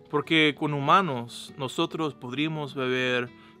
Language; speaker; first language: Spanish; non-native, learner; English